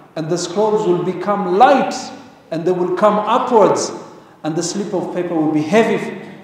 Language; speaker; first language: English; non-native, local second language; Swahili